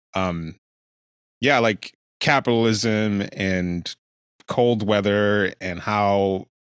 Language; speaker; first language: English; non-native, local second language; Igbo